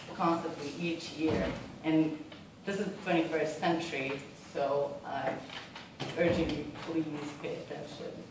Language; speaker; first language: English; non-native, fluent; Serbian